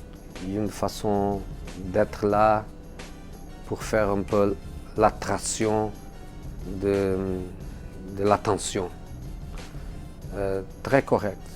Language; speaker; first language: French; non-native, fluent; Portuguese